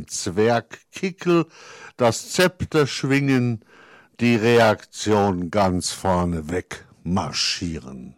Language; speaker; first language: German; native; German